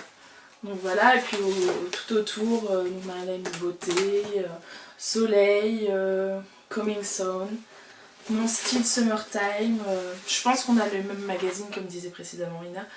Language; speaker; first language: French; native; French